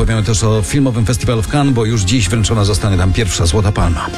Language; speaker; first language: Polish; native; Polish